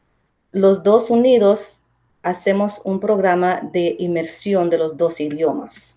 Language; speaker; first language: Spanish; early bilingual, heritage; Spanish